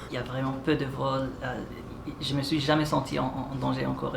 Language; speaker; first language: French; non-native, local second language; Arabic